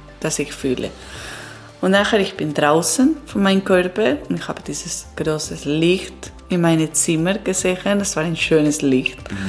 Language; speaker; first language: German; non-native, learner; Italian